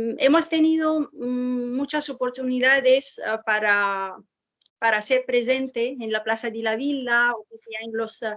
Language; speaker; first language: Spanish; non-native, fluent; Arabic